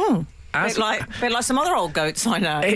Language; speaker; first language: English; native; English